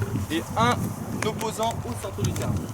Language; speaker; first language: French; native; French